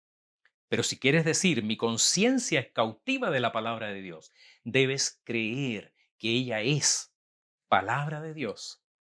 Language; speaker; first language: Spanish; native; Spanish